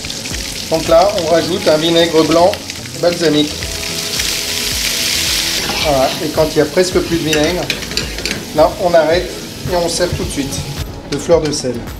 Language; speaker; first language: French; native; French